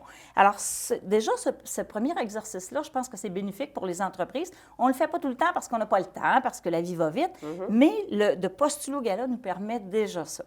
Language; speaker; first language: French; native; French